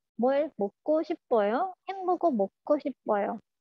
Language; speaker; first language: Korean; non-native, fluent; Indonesian